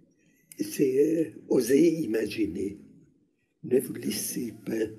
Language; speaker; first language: French; non-native, learner; Hungarian